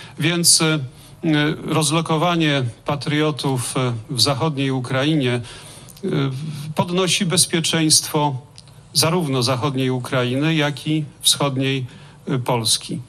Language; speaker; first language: Polish; native; Polish